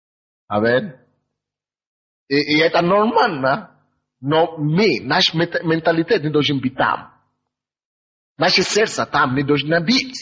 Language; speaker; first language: Russian; non-native, fluent; Yoruba